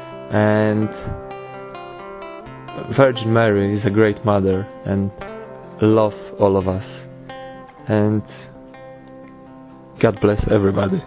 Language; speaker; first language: English; non-native, fluent; Polish